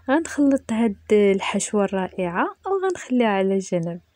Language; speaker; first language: Arabic; native; Arabic